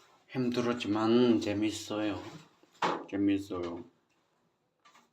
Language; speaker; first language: Korean; non-native, learner; Burmese